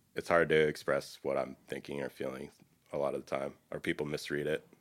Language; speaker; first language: English; native; English